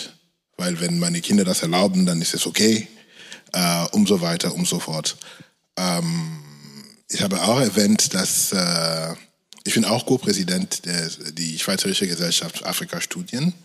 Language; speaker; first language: German; non-native, fluent; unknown